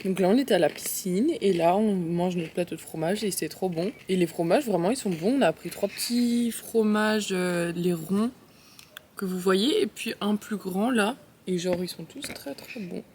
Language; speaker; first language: French; native; French